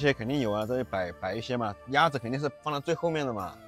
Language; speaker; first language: Chinese; native; Chinese